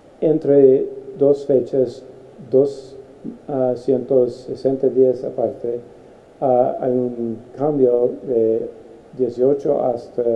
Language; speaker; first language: Spanish; non-native, fluent; English